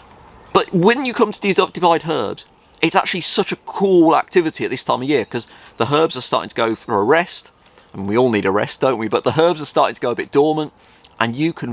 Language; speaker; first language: English; native; English